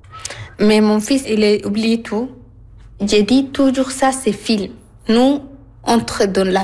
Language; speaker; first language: French; non-native, learner; Arabic